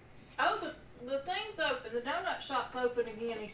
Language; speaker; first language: English; native; English